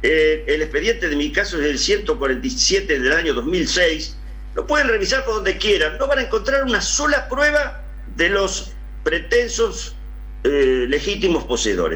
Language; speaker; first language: Spanish; native; Spanish